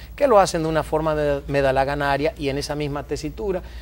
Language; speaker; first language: Spanish; early bilingual, heritage; Spanish